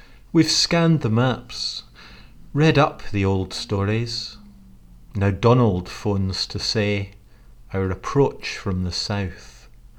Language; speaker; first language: English; native; English